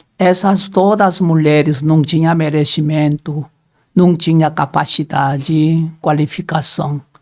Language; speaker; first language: Portuguese; non-native, learner; Korean